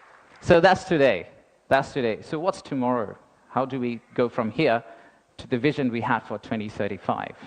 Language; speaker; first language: English; non-native, local second language; Bangla